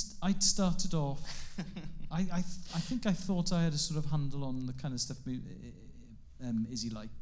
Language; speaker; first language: English; non-native, local second language; Welsh